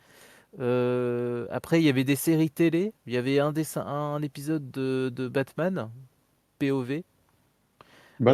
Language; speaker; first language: French; native; French